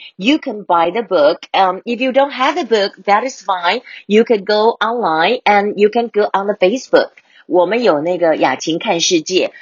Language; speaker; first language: English; non-native, fluent; Chinese